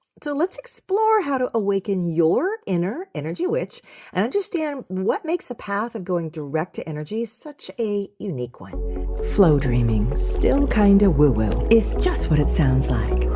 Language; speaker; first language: English; native; English